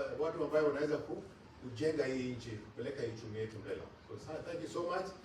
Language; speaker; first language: Swahili; non-native, local second language; Luo (Kenya and Tanzania)